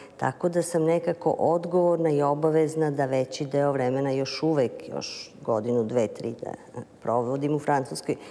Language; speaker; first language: Serbian; native; Serbian